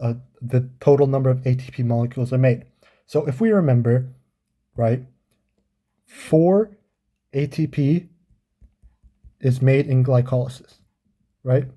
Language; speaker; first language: English; native; English